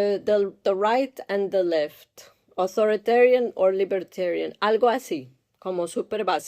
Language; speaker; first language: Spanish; early bilingual, heritage; English